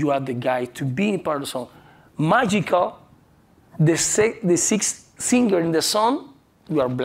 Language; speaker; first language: English; non-native, learner; Spanish